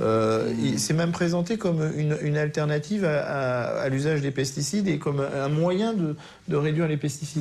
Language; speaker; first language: French; native; French